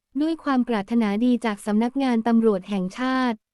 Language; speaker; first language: Thai; native; Thai